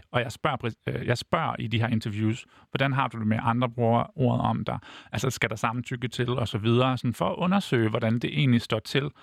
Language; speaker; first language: Danish; native; Danish